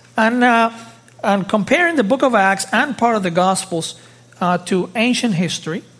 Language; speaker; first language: English; early bilingual, other home language; Spanish